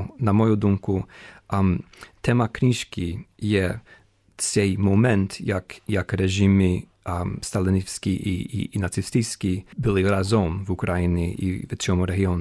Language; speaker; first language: Ukrainian; non-native, fluent; English